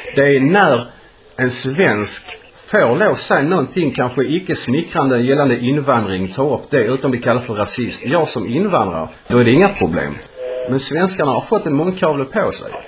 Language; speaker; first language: Swedish; non-native, fluent; Polish